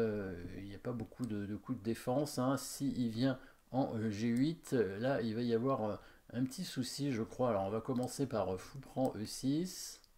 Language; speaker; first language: French; native; French